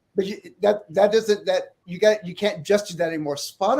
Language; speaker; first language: English; native; English